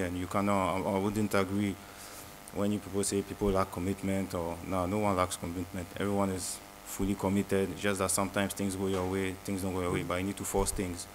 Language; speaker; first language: English; early bilingual, other home language; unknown